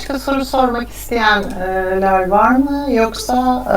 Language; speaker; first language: Turkish; native; Turkish